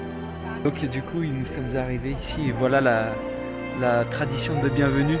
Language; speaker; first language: French; native; French